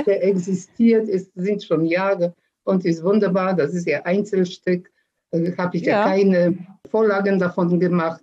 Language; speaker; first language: German; early bilingual, other home language; Polish